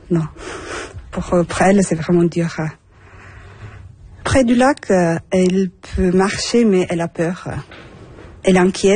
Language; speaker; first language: French; non-native, fluent; Turkish